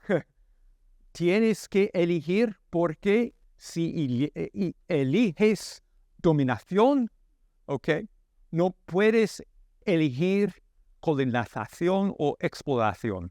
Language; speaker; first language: Spanish; non-native, learner; English